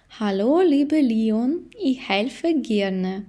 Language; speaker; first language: German; non-native, fluent; Ukrainian